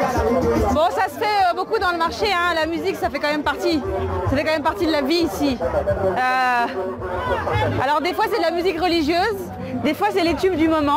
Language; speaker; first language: French; native; French